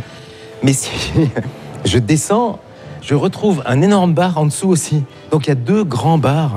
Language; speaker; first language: French; native; French